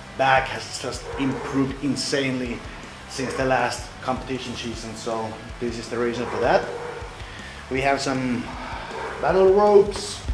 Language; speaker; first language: English; non-native, fluent; Finnish